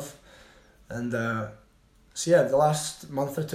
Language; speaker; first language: English; native; English